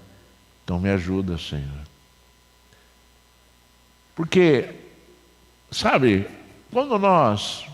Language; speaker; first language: Portuguese; native; Portuguese